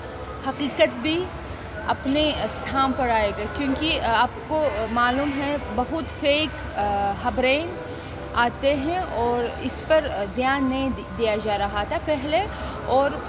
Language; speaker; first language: Hindi; non-native, fluent; Uzbek